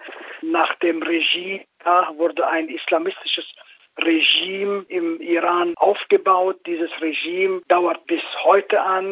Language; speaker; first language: German; non-native, fluent; Kurdish